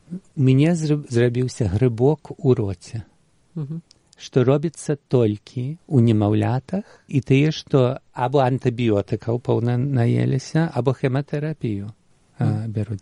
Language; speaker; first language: Belarusian; early bilingual, heritage; Belarusian